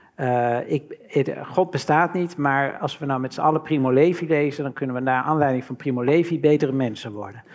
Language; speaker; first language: Dutch; native; Dutch